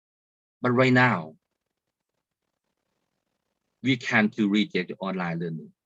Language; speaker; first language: English; non-native, learner; Thai